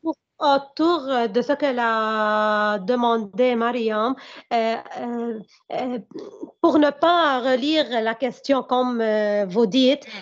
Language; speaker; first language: French; non-native, learner; Arabic